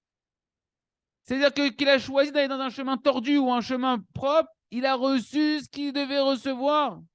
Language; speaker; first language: French; native; French